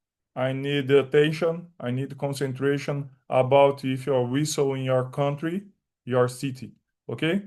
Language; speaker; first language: English; non-native, learner; Portuguese